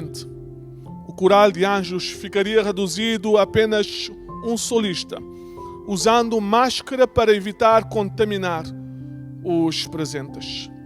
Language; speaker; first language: Portuguese; native; Portuguese